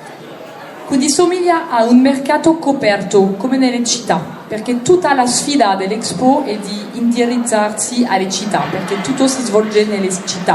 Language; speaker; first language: Italian; non-native, learner; French